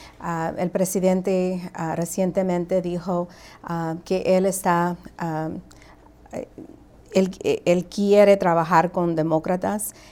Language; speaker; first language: Spanish; early bilingual, heritage; Spanish